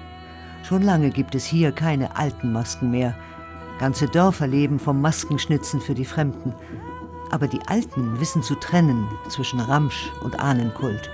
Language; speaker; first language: German; native; German